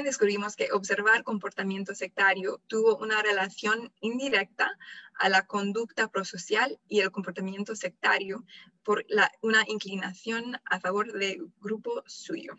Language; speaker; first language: Spanish; non-native, fluent; English